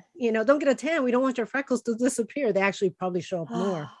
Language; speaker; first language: English; early bilingual, other home language; Spanish